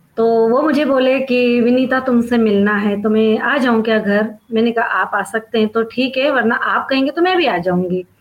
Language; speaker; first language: Hindi; non-native, local second language; Sindhi